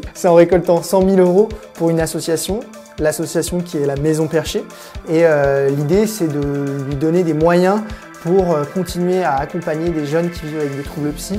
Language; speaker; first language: French; native; French